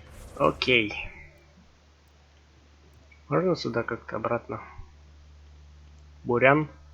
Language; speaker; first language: Russian; native; Russian